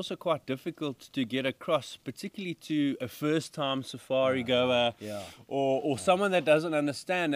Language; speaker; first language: English; native; English